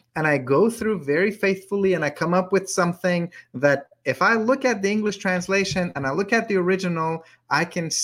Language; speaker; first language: English; native; English